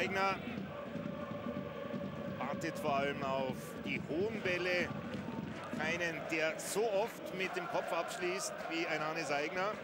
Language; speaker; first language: German; native; German